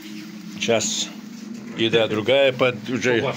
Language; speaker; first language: Russian; non-native, local second language; Chechen